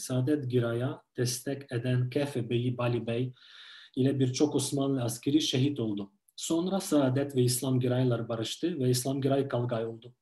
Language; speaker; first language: Turkish; non-native, fluent; Ukrainian